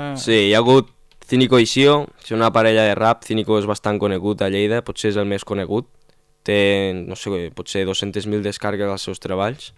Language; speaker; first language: Catalan; non-native, local second language; Spanish